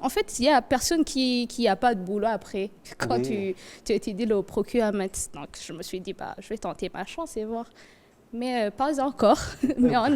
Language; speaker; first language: French; non-native, local second language; Rundi